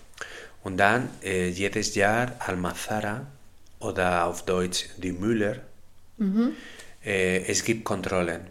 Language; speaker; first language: German; non-native, learner; Spanish